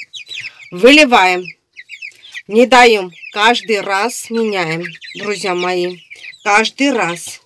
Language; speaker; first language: Russian; non-native, fluent; Armenian